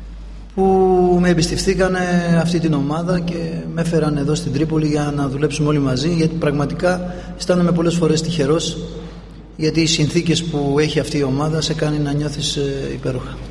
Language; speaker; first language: Greek; native; Greek